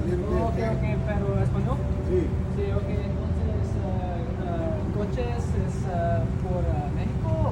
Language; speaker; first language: Spanish; non-native, learner; English